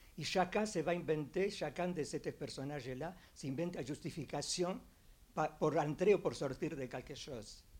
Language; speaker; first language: French; non-native, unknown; Spanish